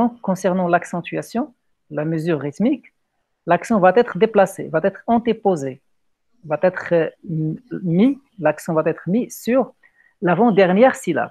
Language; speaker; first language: French; non-native, local second language; Arabic